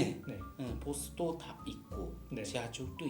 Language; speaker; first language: Korean; non-native, learner; Japanese